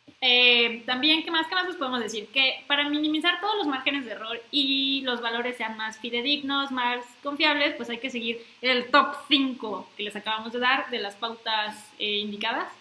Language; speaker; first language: Spanish; native; Spanish